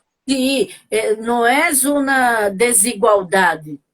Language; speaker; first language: Spanish; non-native, learner; Portuguese